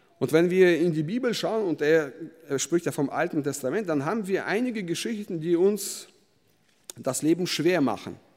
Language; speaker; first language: German; early bilingual, other home language; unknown